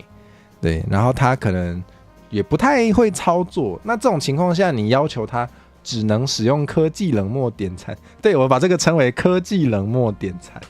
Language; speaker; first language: Chinese; native; Chinese